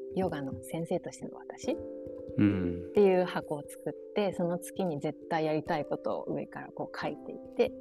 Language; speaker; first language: Japanese; early bilingual, other home language; Chinese